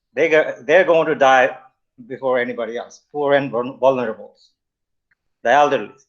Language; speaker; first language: English; non-native, local second language; Nepali